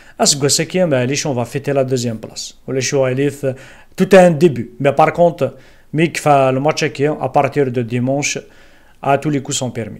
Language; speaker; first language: French; non-native, local second language; Kabyle